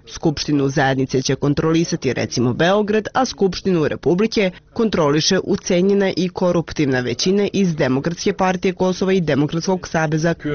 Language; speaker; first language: Serbian; non-native, local second language; Albanian